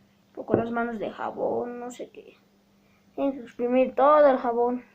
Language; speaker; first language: Spanish; native; Spanish